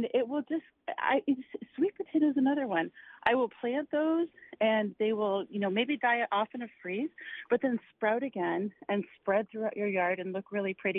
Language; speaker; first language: English; native; English